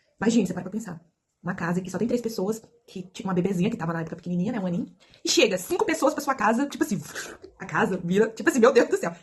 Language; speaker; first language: Portuguese; native; Portuguese